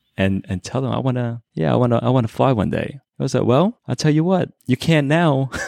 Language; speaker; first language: English; early bilingual, other home language; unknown